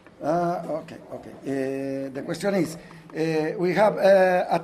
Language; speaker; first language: English; non-native, learner; Spanish